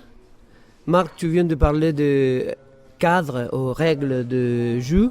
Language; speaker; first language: French; non-native, fluent; Spanish